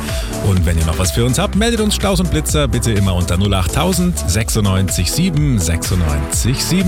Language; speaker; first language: German; native; German